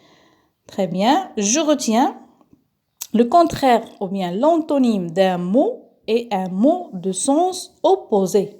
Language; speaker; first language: French; non-native, local second language; Arabic